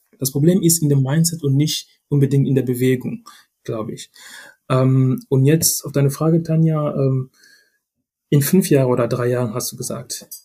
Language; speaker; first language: German; non-native, fluent; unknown